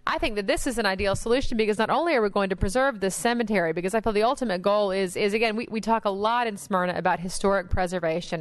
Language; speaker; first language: English; native; English